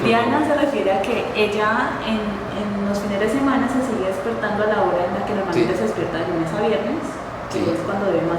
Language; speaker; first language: Spanish; native; Spanish